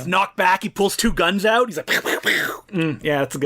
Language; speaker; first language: English; native; English